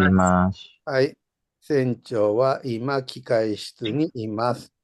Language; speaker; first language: Japanese; non-native, fluent; Indonesian